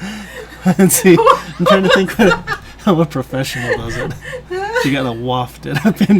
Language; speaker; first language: English; native; English